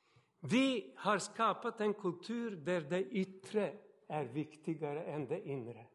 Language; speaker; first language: Swedish; non-native, fluent; Serbian